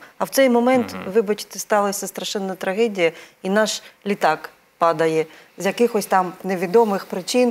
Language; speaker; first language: Ukrainian; native; Ukrainian